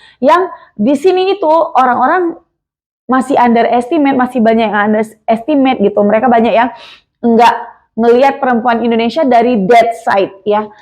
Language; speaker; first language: Indonesian; native; Indonesian